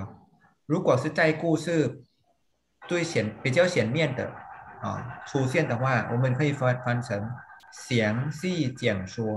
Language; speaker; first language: Chinese; non-native, fluent; Thai